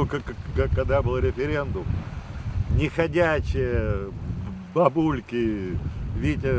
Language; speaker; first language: Russian; native; Russian